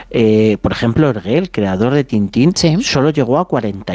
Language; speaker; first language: Spanish; native; Spanish